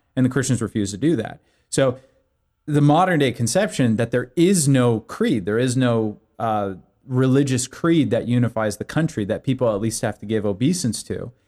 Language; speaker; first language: English; early bilingual, other home language; Korean